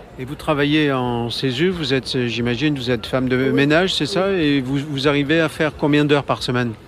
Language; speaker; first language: French; native; French